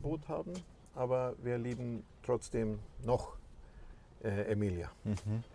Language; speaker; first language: German; non-native, fluent; Swedish